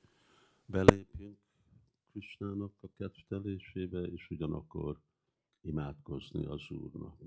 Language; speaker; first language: Hungarian; early bilingual, heritage; Hungarian